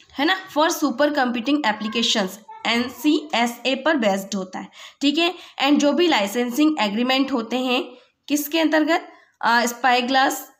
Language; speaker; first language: Hindi; native; Hindi